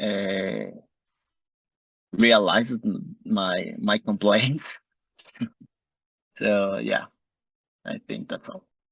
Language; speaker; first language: English; non-native, learner; Spanish